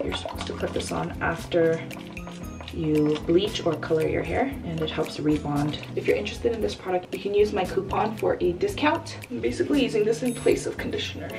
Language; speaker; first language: English; early bilingual, other home language; Korean